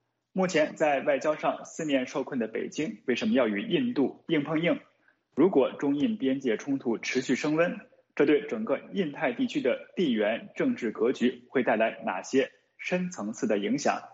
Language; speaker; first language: Chinese; native; Chinese